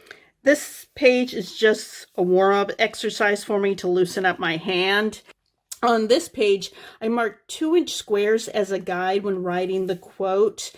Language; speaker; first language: English; native; English